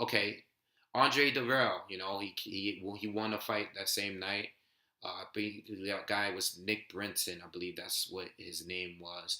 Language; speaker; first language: English; native; English